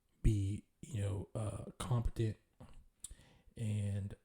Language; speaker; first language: English; native; English